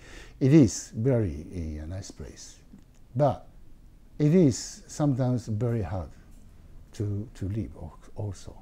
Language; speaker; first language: English; non-native, learner; Japanese